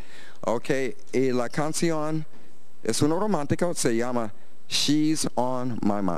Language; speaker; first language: Spanish; non-native, fluent; English